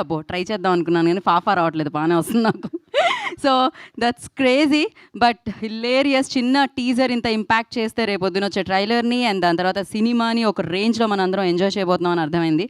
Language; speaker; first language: Telugu; native; Telugu